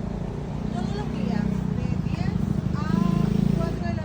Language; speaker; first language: Spanish; native; Spanish